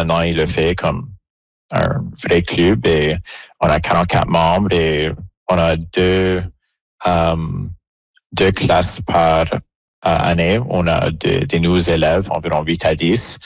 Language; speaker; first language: French; native; French